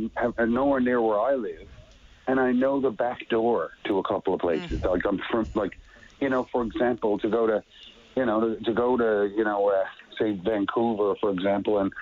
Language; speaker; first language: English; native; English